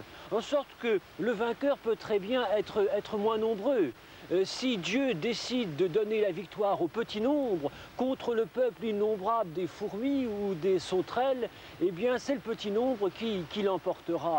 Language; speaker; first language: French; native; French